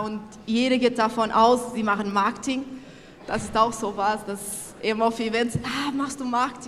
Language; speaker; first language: German; non-native, local second language; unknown